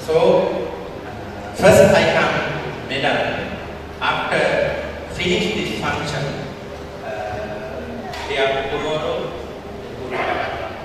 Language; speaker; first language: English; non-native, learner; Sinhala